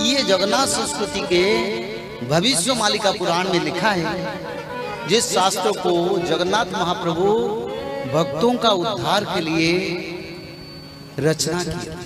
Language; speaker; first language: Hindi; non-native, local second language; Odia